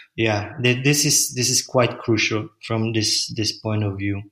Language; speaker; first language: English; non-native, fluent; Czech